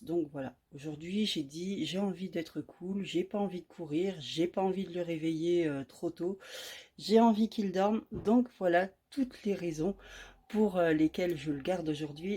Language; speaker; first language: French; native; French